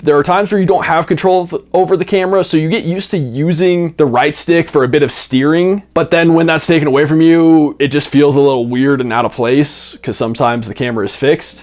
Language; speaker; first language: English; native; English